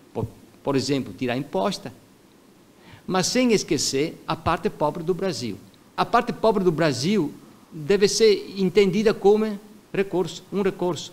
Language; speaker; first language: Portuguese; non-native, fluent; Italian